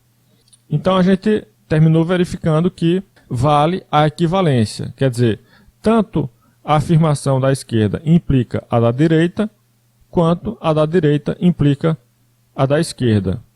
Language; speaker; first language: Portuguese; native; Portuguese